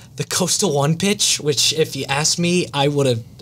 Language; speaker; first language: English; native; English